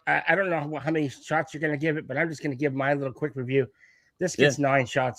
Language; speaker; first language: English; native; English